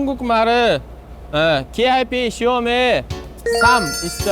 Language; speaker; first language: Korean; non-native, learner; Uzbek